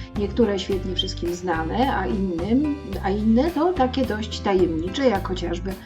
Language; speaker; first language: Polish; native; Polish